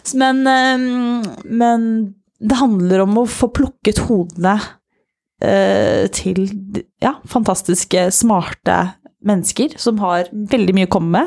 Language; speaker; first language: Norwegian; native; Norwegian